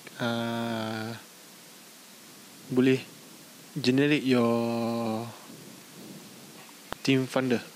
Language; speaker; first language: English; non-native, learner; Malay